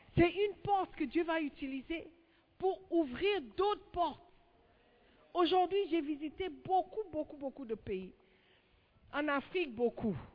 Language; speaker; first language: French; non-native, fluent; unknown